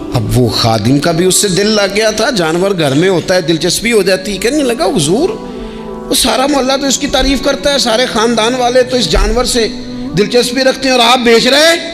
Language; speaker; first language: Urdu; non-native, local second language; Punjabi